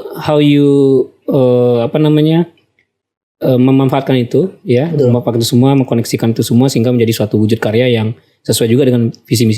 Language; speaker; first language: Indonesian; native; Indonesian